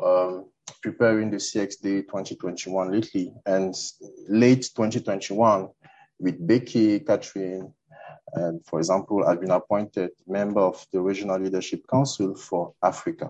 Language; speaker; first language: English; non-native, local second language; French